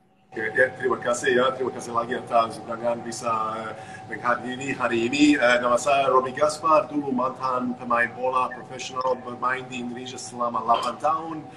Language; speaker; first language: Indonesian; non-native, fluent; English